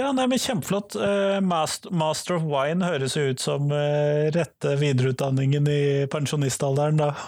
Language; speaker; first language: Norwegian; native; Norwegian